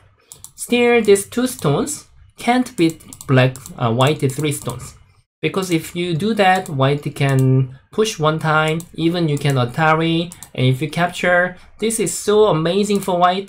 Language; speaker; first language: English; non-native, fluent; Korean